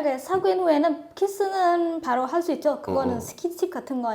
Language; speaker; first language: Korean; non-native, fluent; Vietnamese